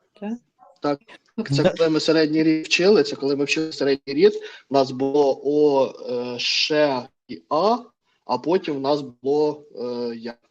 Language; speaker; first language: Ukrainian; non-native, learner; Russian